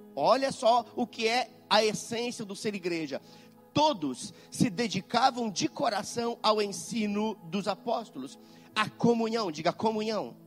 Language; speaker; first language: Portuguese; native; Portuguese